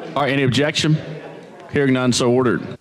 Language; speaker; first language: English; native; English